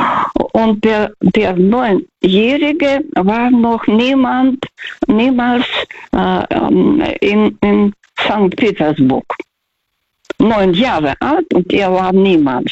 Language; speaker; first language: German; non-native, fluent; Russian